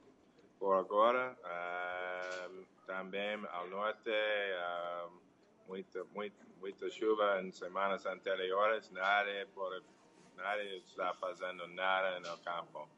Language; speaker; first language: Portuguese; non-native, learner; English